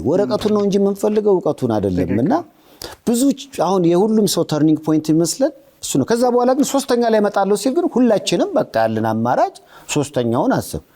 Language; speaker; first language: Amharic; native; Amharic